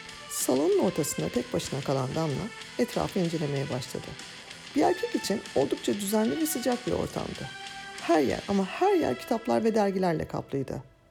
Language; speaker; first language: Turkish; native; Turkish